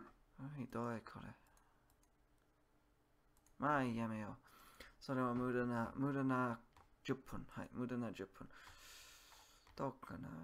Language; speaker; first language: Japanese; non-native, learner; English